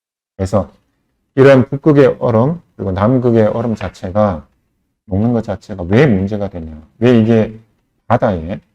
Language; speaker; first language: Korean; native; Korean